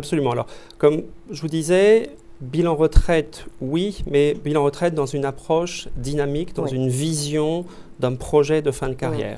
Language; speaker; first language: French; native; French